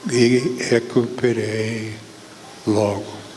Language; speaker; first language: Portuguese; non-native, fluent; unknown